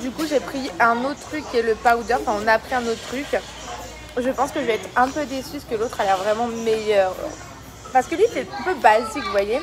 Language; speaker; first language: French; native; French